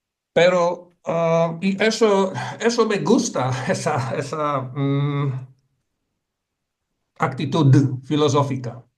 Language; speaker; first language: Spanish; non-native, fluent; Polish